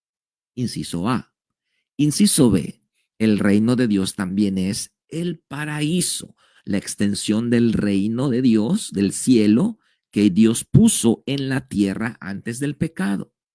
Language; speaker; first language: Spanish; native; Spanish